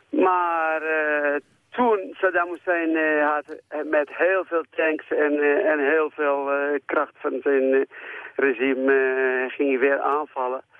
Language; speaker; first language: Dutch; non-native, fluent; Central Kurdish